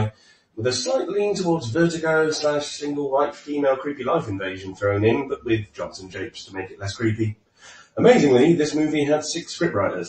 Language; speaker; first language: English; native; English